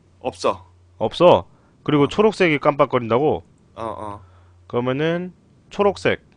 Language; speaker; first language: Korean; native; Korean